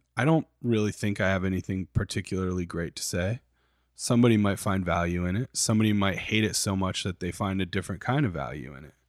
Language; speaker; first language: English; native; English